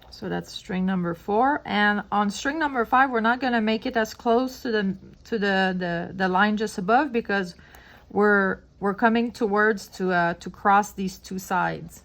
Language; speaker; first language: English; non-native, fluent; French